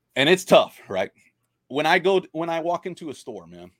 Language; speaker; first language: English; native; English